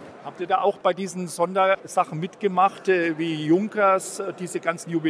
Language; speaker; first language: German; native; German